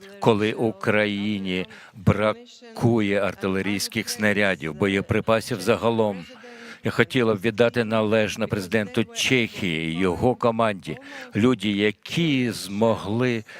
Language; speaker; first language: Ukrainian; non-native, fluent; Latvian